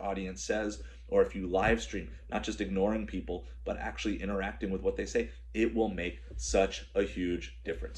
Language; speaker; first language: English; native; English